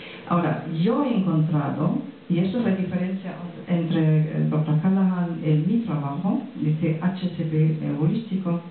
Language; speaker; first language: Spanish; non-native, fluent; French